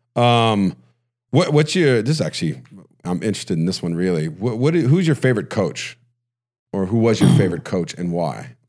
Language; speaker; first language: English; native; English